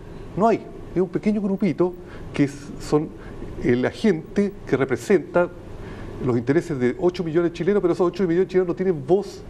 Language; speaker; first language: Spanish; native; Spanish